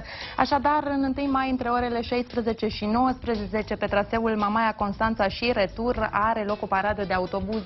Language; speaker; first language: Romanian; native; Romanian